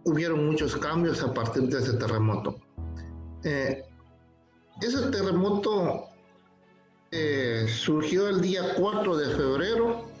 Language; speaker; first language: Spanish; native; Spanish